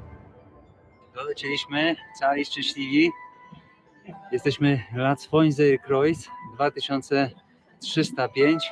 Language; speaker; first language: Polish; native; Polish